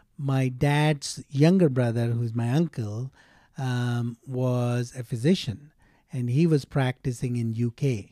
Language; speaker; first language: English; non-native, local second language; Telugu